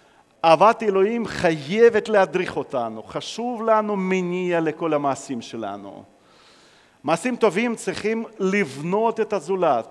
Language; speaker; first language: Hebrew; non-native, fluent; Russian